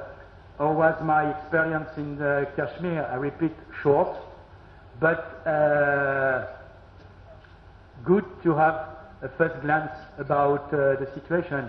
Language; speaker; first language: English; non-native, learner; French